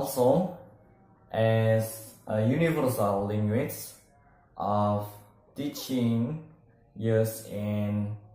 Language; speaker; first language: English; non-native, learner; Indonesian